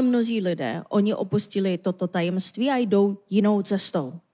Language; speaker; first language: Czech; non-native, fluent; Korean